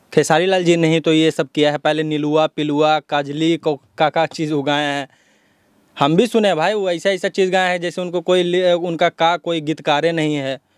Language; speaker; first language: Hindi; native; Hindi